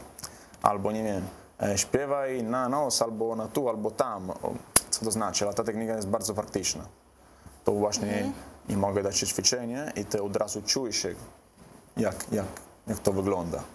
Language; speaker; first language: Polish; non-native, learner; Italian